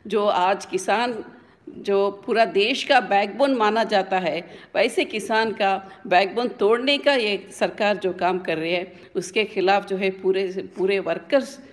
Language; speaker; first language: Hindi; non-native, local second language; Telugu